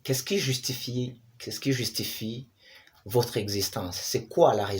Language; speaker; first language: French; non-native, local second language; Swahili